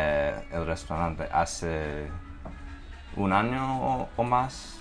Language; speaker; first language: Spanish; non-native, fluent; English